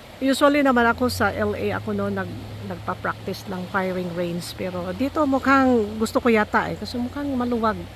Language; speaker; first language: Filipino; non-native, local second language; Cebuano